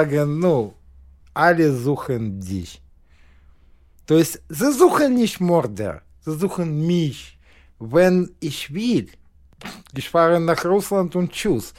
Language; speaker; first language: German; non-native, learner; Russian